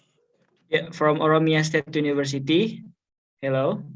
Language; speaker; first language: English; non-native, fluent; Indonesian